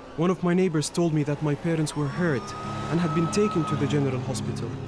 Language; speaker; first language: English; non-native, fluent; Burmese